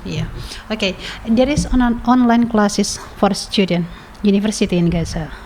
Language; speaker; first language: English; non-native, learner; Indonesian